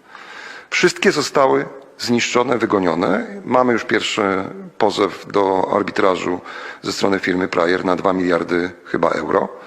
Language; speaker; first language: Polish; native; Polish